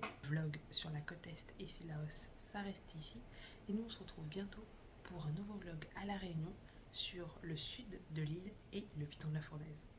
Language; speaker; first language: French; native; French